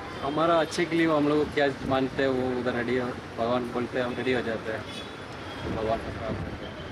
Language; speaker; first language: Hindi; non-native, local second language; Malayalam